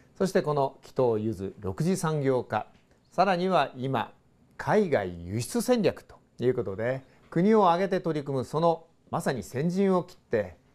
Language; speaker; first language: Japanese; native; Japanese